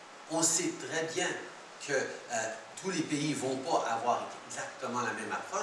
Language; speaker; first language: French; early bilingual, heritage; French